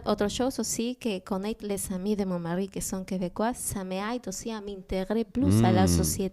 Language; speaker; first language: French; non-native, learner; Spanish